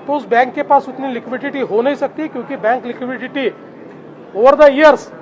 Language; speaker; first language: Hindi; non-native, local second language; Marathi